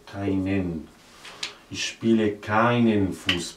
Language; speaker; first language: German; non-native, learner; Arabic